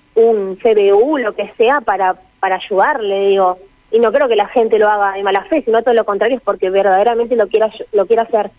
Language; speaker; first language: Spanish; native; Spanish